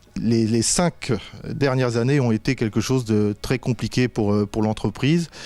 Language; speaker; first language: French; native; French